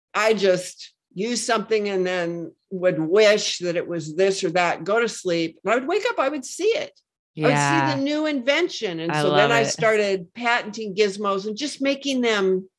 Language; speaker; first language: English; native; English